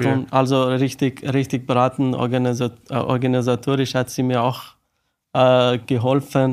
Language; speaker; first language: German; non-native, learner; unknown